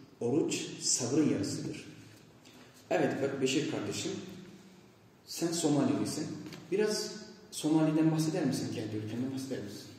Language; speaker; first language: Turkish; non-native, fluent; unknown